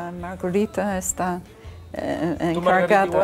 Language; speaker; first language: Spanish; non-native, fluent; English